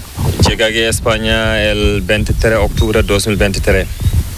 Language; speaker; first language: Spanish; non-native, learner; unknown